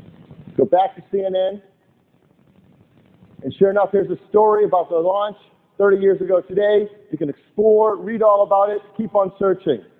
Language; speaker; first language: English; native; English